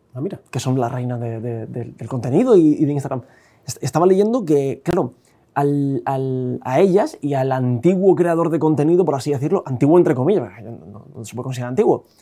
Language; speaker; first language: Spanish; native; Spanish